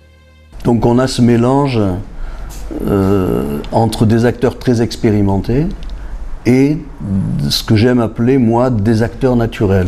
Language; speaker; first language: French; native; French